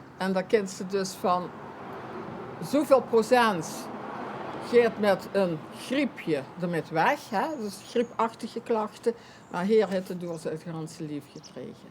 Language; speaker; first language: Dutch; non-native, local second language; Limburgish